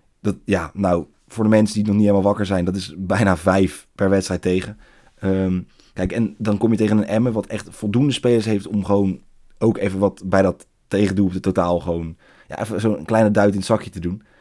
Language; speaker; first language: Dutch; native; Dutch